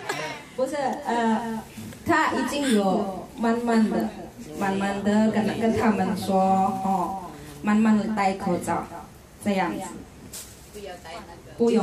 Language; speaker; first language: Chinese; non-native, learner; Indonesian